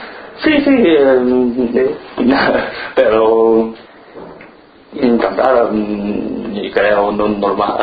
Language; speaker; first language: Spanish; non-native, learner; Chinese